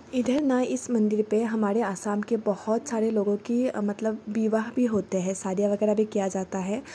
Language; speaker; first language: Hindi; non-native, local second language; Assamese